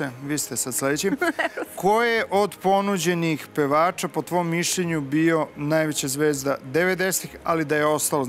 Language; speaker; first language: Serbian; native; Serbian